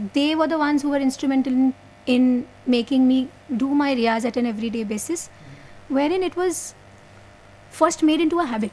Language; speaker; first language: English; non-native, local second language; Hindi